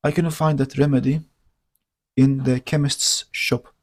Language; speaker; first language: English; non-native, fluent; Azerbaijani